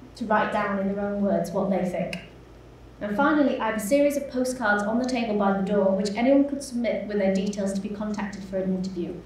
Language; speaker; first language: English; native; English